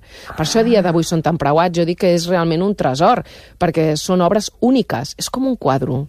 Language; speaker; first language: Catalan; native; Catalan